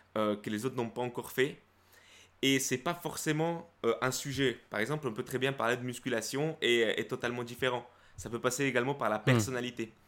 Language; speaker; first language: French; early bilingual, other home language; Spanish